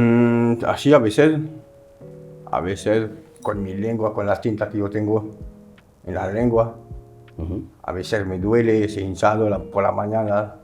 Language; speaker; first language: Spanish; non-native, learner; French